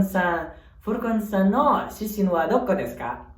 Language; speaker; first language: Japanese; non-native, learner; Indonesian